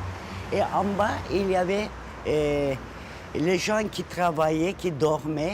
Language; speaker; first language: French; non-native, fluent; Turkish